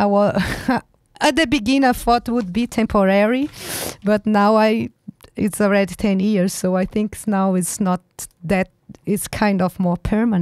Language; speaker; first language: English; non-native, fluent; Portuguese